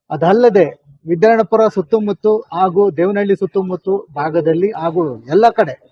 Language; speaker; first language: Kannada; native; Kannada